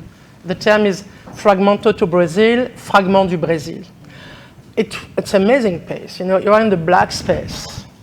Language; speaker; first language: English; non-native, learner; French